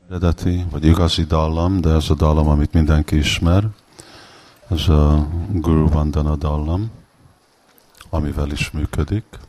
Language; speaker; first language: Hungarian; early bilingual, heritage; Hungarian